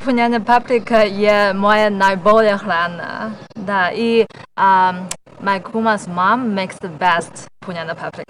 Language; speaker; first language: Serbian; non-native, learner; Chinese